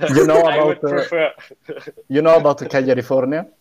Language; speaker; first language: English; non-native, fluent; Italian